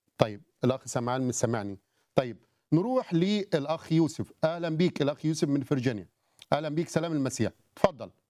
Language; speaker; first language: Arabic; native; Arabic